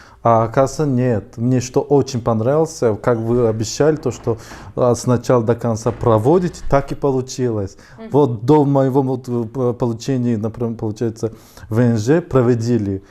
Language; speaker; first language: Russian; non-native, fluent; Tajik